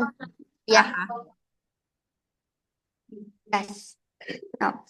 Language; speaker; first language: English; non-native, learner; Kazakh